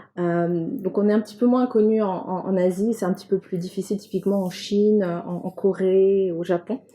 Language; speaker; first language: French; native; French